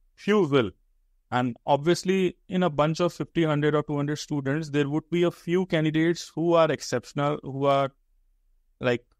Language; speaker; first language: English; non-native, local second language; Hindi